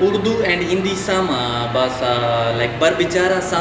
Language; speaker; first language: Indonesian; non-native, learner; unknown